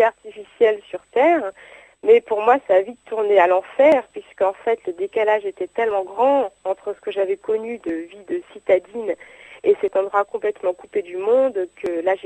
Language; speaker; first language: French; native; French